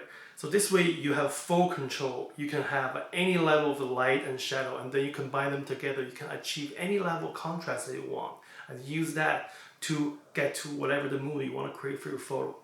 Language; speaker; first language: English; non-native, fluent; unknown